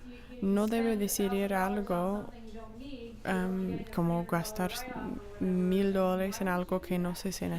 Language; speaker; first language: Spanish; non-native, fluent; English